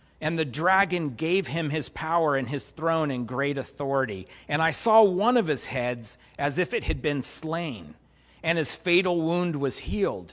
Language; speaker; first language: English; native; English